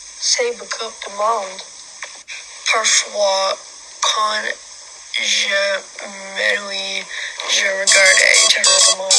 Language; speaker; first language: French; non-native, learner; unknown